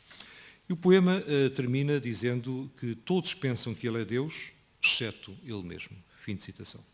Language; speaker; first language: Portuguese; native; Portuguese